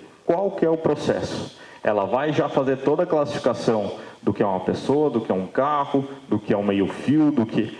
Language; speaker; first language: Portuguese; native; Portuguese